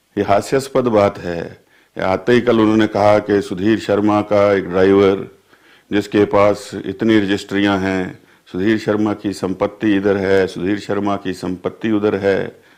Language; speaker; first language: Hindi; native; Hindi